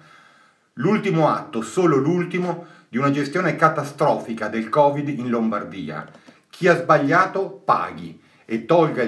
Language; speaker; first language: Italian; native; Italian